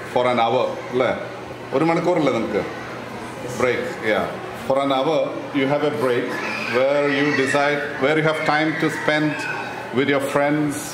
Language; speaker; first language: English; non-native, local second language; Malayalam